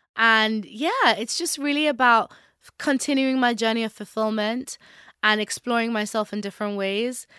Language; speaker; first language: English; non-native, local second language; Yoruba